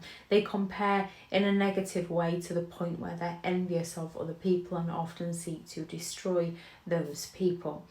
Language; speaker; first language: English; native; English